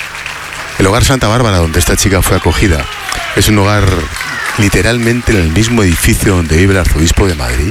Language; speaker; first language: Spanish; native; Spanish